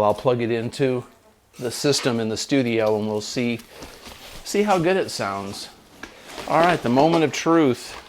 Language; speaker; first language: English; native; English